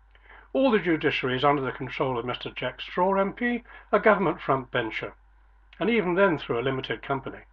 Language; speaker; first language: English; native; English